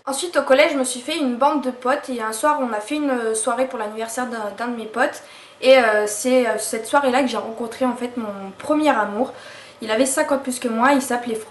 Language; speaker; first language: French; native; French